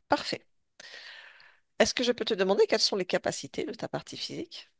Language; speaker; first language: French; native; French